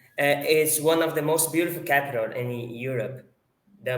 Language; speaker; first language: English; non-native, fluent; Portuguese